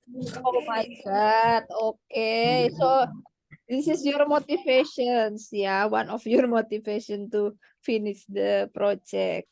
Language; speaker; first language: English; non-native, learner; Indonesian